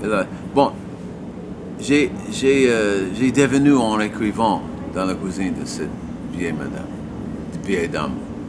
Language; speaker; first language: French; non-native, learner; English